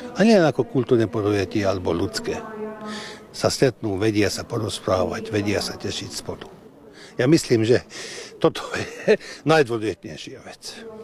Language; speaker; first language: Slovak; early bilingual, heritage; Slovak